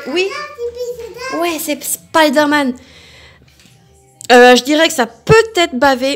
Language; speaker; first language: French; native; French